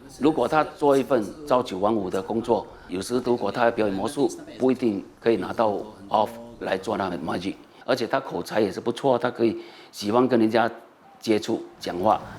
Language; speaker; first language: Chinese; native; Chinese